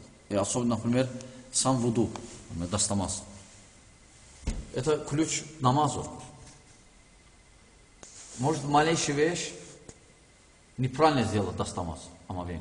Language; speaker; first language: Russian; non-native, learner; Azerbaijani